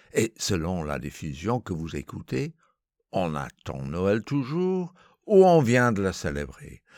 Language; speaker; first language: French; non-native, fluent; English